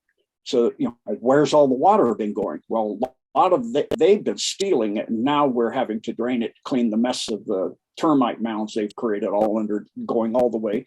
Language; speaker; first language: English; native; English